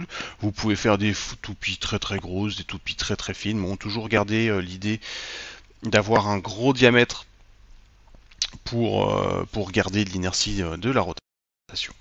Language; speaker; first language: French; native; French